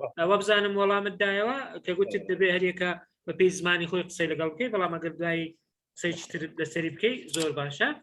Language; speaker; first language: Central Kurdish; native; Central Kurdish